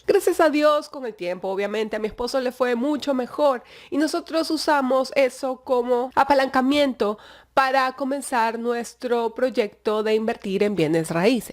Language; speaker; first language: Spanish; native; Spanish